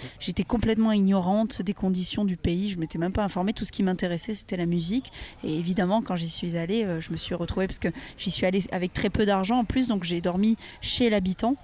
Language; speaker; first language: French; native; French